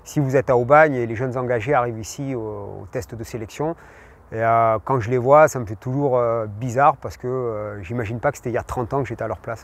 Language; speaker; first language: French; native; French